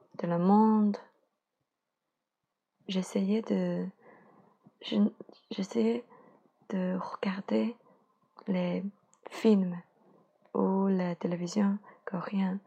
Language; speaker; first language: French; non-native, learner; Chinese